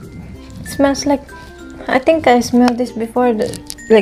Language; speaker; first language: English; non-native, local second language; Filipino